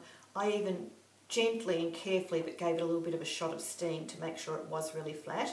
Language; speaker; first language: English; native; English